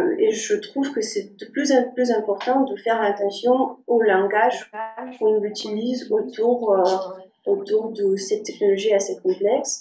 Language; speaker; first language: French; non-native, fluent; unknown